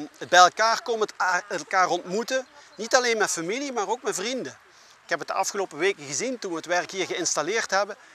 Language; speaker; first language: Dutch; native; Dutch